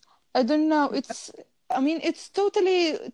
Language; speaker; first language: English; non-native, fluent; Arabic